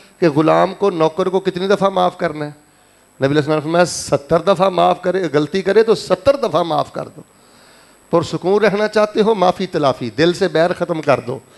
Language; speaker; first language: Urdu; non-native, local second language; Punjabi